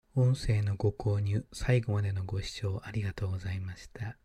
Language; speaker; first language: Japanese; native; Japanese